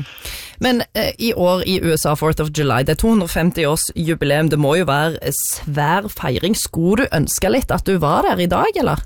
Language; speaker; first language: Norwegian; native; Norwegian